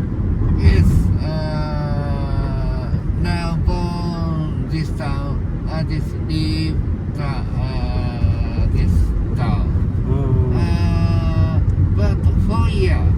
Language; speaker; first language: English; non-native, learner; Japanese